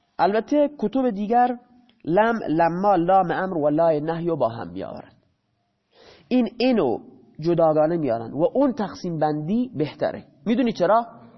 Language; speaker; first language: Persian; non-native, local second language; Baluchi